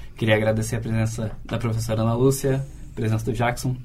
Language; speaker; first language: Portuguese; native; Portuguese